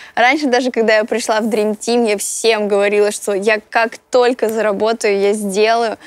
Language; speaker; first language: Russian; native; Russian